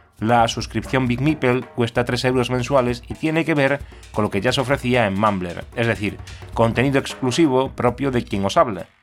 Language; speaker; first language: Spanish; native; Spanish